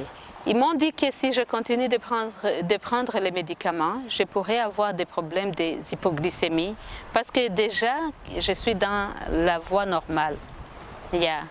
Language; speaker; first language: French; non-native, local second language; Kinyarwanda